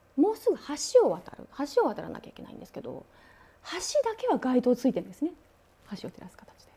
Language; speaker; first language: Japanese; native; Japanese